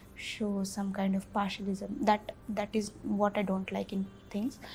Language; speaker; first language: English; non-native, local second language; Bhojpuri